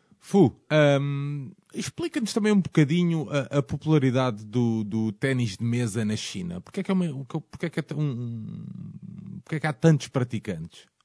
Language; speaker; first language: Portuguese; native; Portuguese